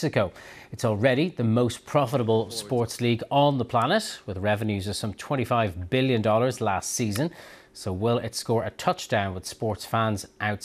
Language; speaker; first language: English; native; English